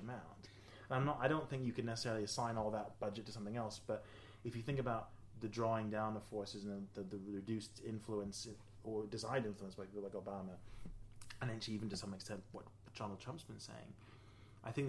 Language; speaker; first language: English; native; English